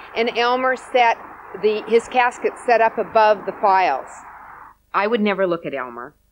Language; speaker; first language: English; native; English